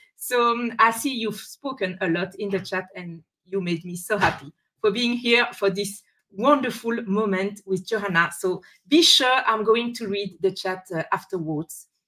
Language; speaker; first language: English; non-native, fluent; French